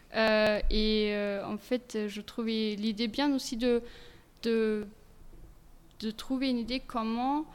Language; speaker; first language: French; non-native, fluent; German